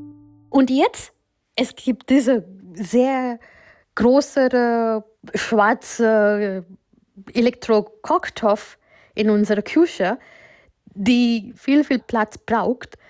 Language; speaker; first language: German; non-native, learner; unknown